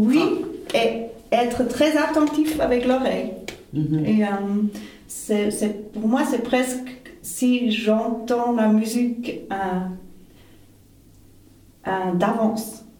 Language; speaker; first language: French; non-native, fluent; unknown